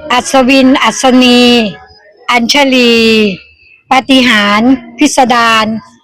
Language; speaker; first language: Thai; native; Thai